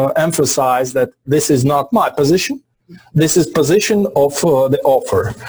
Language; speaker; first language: English; non-native, fluent; Russian